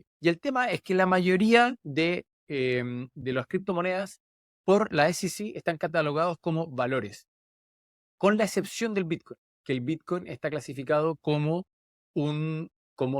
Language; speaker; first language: Spanish; native; Spanish